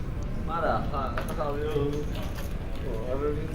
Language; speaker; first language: English; non-native, learner; Polish